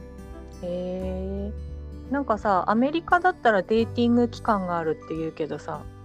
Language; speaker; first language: Japanese; native; Japanese